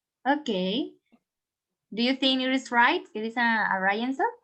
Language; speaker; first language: English; non-native, learner; Spanish